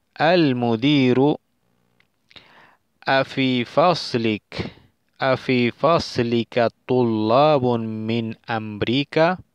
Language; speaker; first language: Arabic; non-native, fluent; Spanish